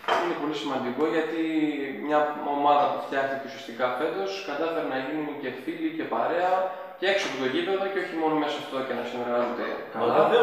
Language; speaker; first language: Greek; native; Greek